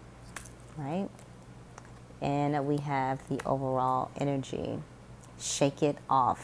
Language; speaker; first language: English; native; English